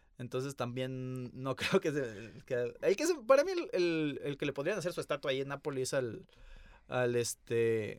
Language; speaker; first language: Spanish; native; Spanish